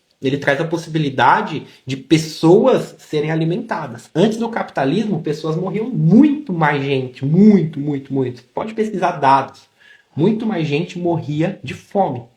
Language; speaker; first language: Portuguese; native; Portuguese